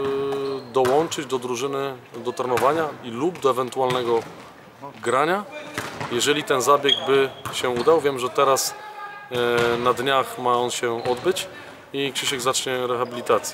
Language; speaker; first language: Polish; native; Polish